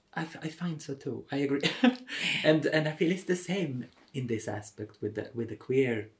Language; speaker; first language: English; non-native, fluent; Swedish